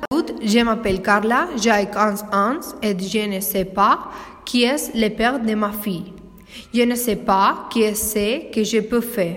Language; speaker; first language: French; non-native, learner; Spanish